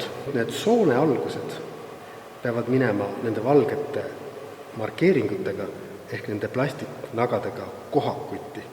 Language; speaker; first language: Estonian; native; Estonian